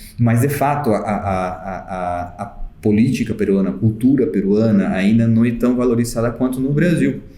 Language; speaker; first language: Portuguese; non-native, fluent; Spanish